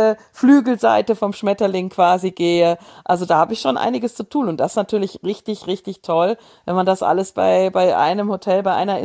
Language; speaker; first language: German; native; German